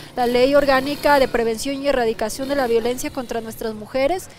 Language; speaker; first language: Spanish; native; Spanish